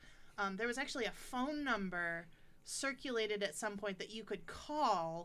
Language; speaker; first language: English; native; English